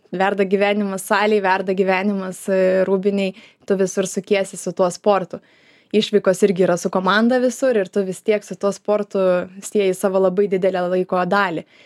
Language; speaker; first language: Lithuanian; native; Lithuanian